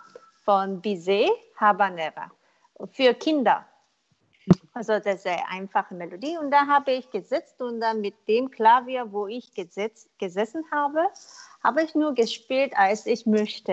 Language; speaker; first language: German; non-native, learner; Korean